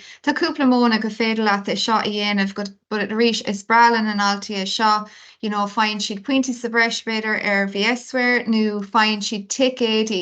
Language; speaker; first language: Irish; non-native, local second language; English